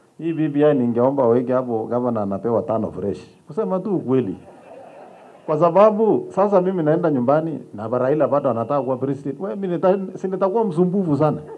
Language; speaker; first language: Swahili; non-native, local second language; Kalenjin